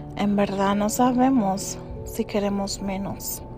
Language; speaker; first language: Spanish; early bilingual, heritage; Spanish